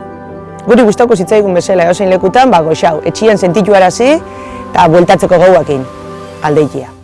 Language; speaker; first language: Basque; native; Basque